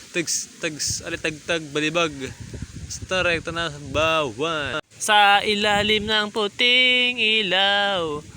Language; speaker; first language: Filipino; native; Filipino